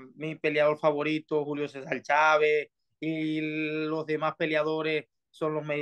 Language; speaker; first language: Spanish; native; Spanish